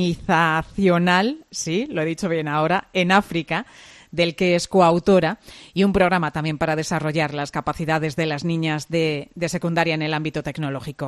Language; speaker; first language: Spanish; native; Spanish